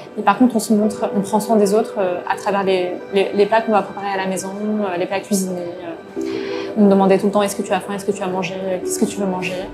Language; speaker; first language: French; native; French